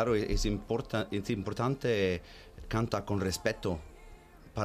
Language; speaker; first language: Spanish; non-native, learner; Swedish